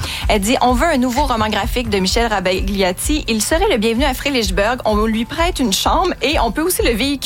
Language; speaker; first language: French; native; French